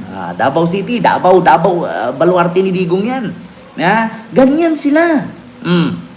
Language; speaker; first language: Filipino; non-native, local second language; Cebuano